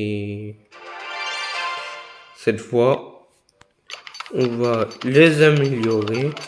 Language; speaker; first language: French; native; French